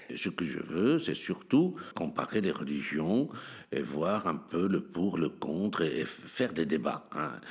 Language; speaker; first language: French; non-native, local second language; Arabic